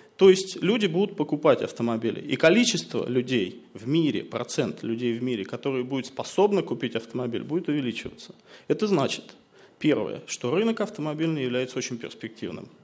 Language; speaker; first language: Russian; native; Russian